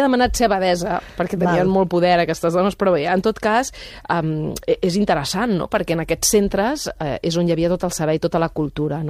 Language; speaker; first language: Catalan; native; Catalan